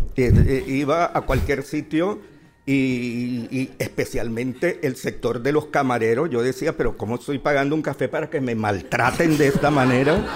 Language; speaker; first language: Spanish; native; Spanish